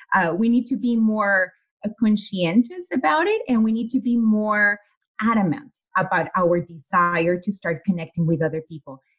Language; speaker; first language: English; non-native, fluent; Spanish